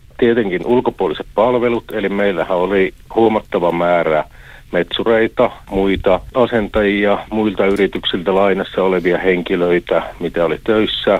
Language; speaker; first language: Finnish; native; Finnish